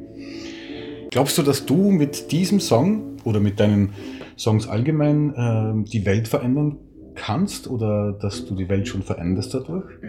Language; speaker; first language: German; native; German